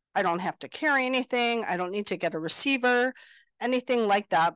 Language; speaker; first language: English; native; English